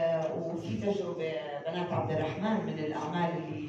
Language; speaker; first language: Arabic; native; Arabic